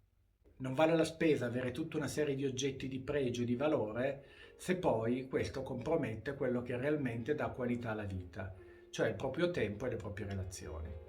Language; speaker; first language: Italian; native; Italian